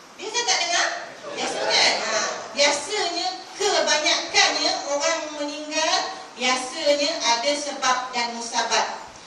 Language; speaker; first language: Malay; native; Malay